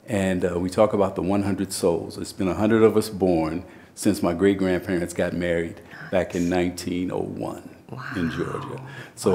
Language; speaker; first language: English; native; English